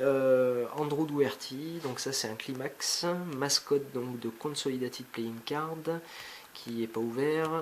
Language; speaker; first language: French; native; French